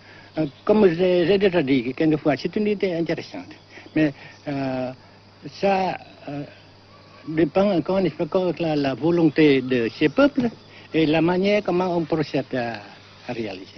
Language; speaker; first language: French; non-native, local second language; Vietnamese